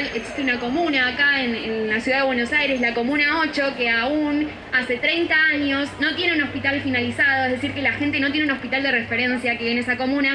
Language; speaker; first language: Spanish; native; Spanish